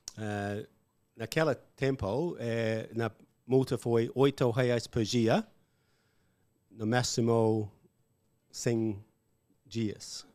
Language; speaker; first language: Portuguese; non-native, learner; English